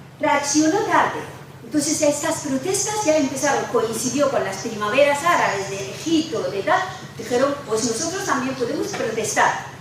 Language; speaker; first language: Spanish; non-native, fluent; Persian